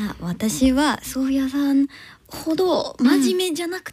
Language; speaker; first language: Japanese; non-native, learner; English